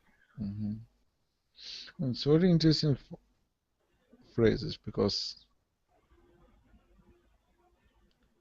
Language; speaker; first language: English; non-native, learner; Russian